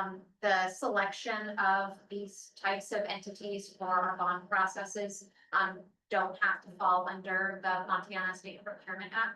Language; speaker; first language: English; native; English